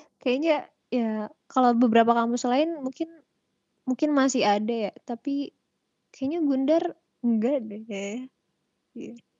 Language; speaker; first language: Indonesian; native; Indonesian